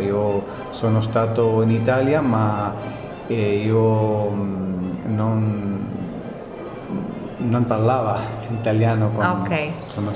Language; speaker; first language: Italian; non-native, learner; Spanish